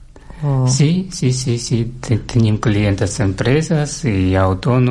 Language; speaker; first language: Catalan; non-native, learner; Russian